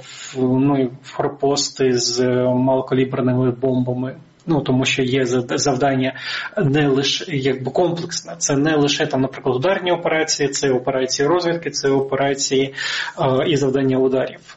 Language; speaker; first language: Ukrainian; native; Ukrainian